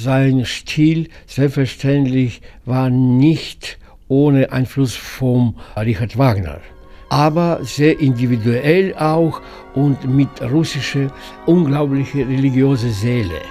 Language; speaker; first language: German; non-native, learner; Russian